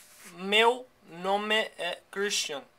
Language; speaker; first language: Portuguese; non-native, learner; English